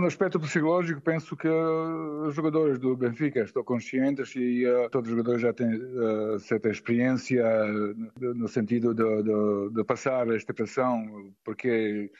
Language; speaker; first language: Portuguese; non-native, fluent; Serbian